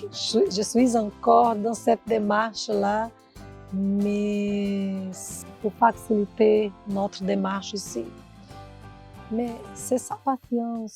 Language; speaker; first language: French; non-native, fluent; Portuguese